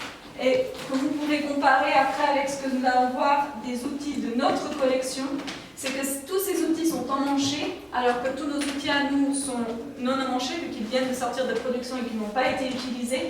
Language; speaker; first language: French; native; French